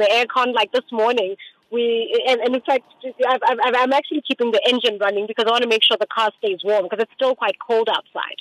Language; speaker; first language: English; non-native, local second language; Tswana